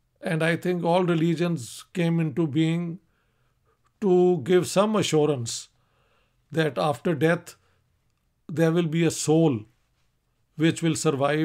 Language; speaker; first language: Urdu; non-native, local second language; Punjabi